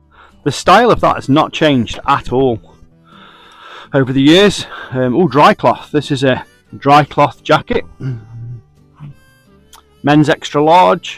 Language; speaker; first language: English; native; English